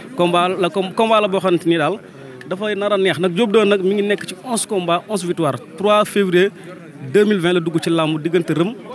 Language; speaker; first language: Wolof; native; Wolof